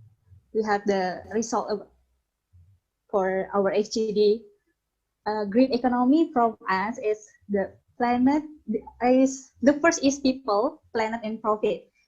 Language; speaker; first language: English; non-native, learner; Indonesian